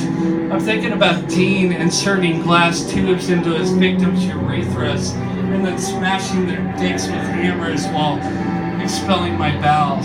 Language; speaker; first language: English; native; English